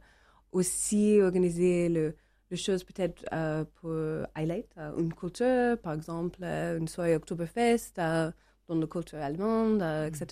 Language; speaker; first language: French; non-native, learner; English